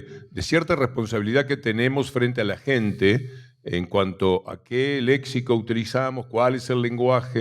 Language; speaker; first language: Spanish; native; Spanish